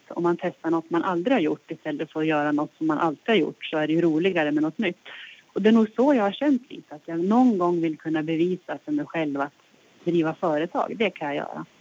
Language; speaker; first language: Swedish; native; Swedish